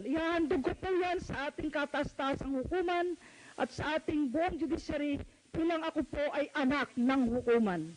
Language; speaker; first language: Filipino; native; Filipino